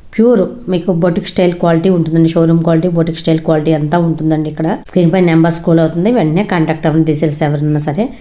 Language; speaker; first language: Telugu; native; Telugu